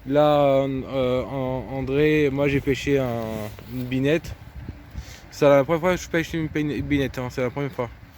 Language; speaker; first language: French; native; French